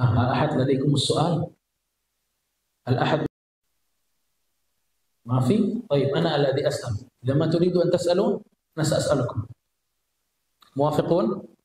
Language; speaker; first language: Arabic; non-native, fluent; Indonesian